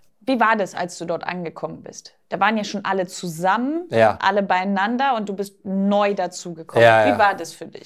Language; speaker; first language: German; native; German